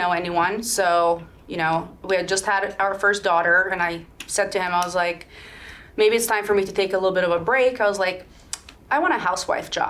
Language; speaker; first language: English; non-native, fluent; Swedish